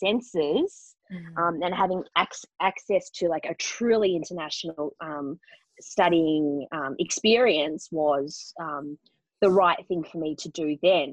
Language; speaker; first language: English; native; English